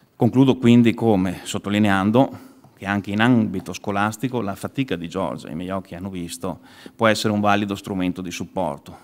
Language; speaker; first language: Italian; native; Italian